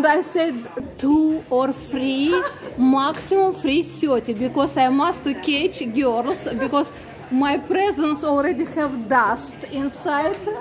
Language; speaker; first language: English; non-native, learner; Russian